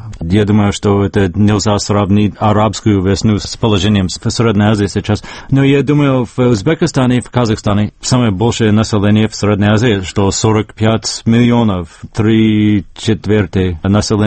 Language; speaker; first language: Russian; non-native, fluent; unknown